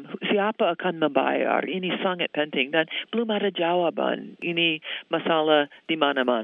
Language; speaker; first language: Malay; non-native, fluent; English